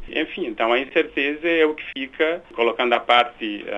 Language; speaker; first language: Portuguese; non-native, local second language; Kabuverdianu